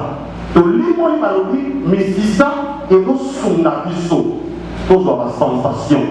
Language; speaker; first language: French; non-native, local second language; Lingala